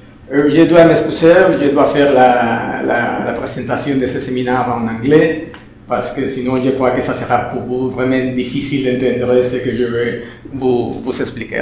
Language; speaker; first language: French; non-native, learner; Spanish